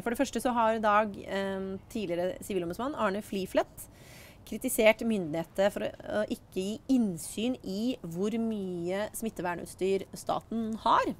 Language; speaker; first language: Norwegian; native; Norwegian